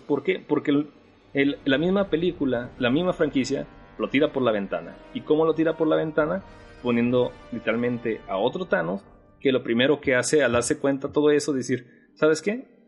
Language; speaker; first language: Spanish; native; Spanish